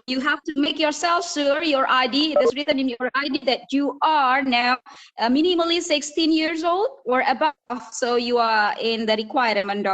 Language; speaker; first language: English; non-native, fluent; Indonesian